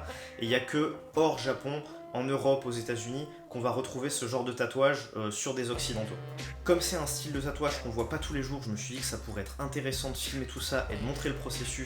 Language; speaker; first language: French; native; French